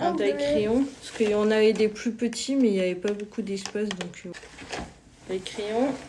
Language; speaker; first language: French; native; French